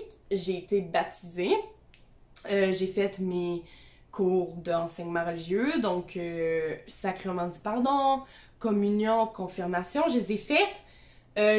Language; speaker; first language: French; native; French